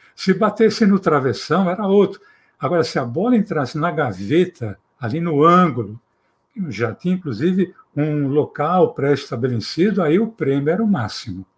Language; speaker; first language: Portuguese; native; Portuguese